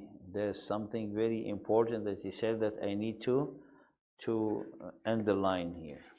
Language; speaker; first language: English; non-native, fluent; Arabic